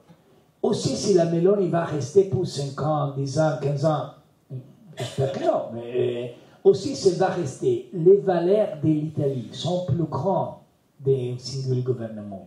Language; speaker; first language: French; non-native, learner; Italian